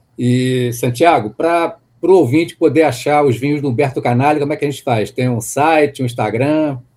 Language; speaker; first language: Portuguese; native; Portuguese